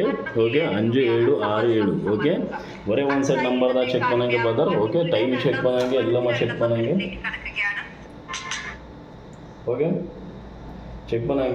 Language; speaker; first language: Tamil; non-native, learner; Kannada